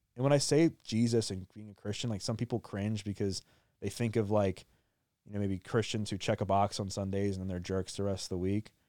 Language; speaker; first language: English; native; English